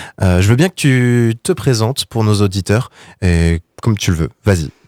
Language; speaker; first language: French; native; French